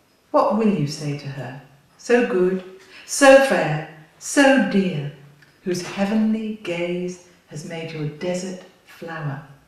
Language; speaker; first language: English; native; English